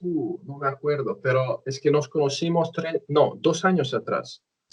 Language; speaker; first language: Spanish; non-native, fluent; Romanian